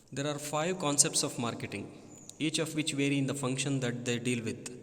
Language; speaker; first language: English; non-native, local second language; Kannada